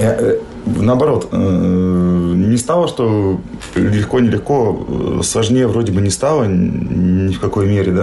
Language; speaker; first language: Russian; native; Russian